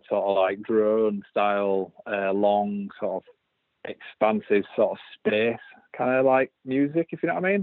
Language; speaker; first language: English; native; English